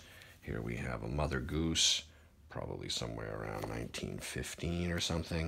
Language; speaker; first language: English; native; English